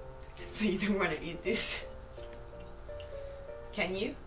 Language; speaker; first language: English; non-native, fluent; Italian